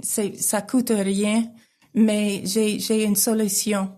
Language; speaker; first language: French; non-native, local second language; English